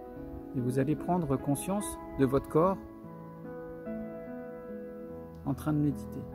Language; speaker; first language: French; native; French